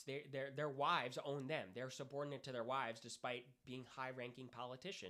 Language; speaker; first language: English; native; English